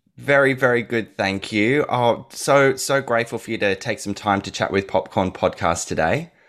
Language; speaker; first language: English; native; English